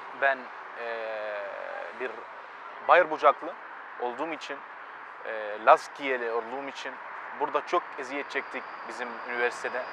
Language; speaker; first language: Turkish; early bilingual, heritage; Turkish